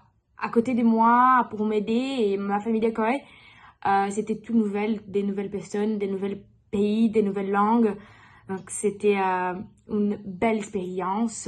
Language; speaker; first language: French; non-native, learner; Portuguese